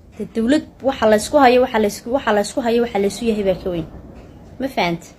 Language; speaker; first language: Somali; native; Somali